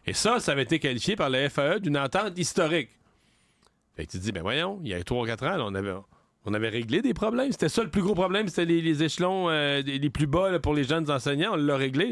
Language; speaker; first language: French; native; French